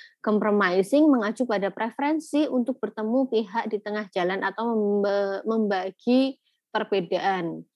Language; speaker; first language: Indonesian; native; Indonesian